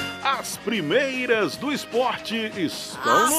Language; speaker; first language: Portuguese; native; Portuguese